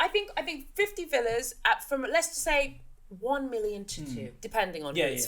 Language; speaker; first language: English; native; English